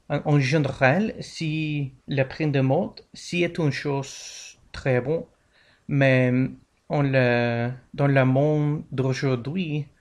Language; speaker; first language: French; non-native, learner; English